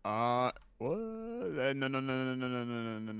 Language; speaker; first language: English; native; English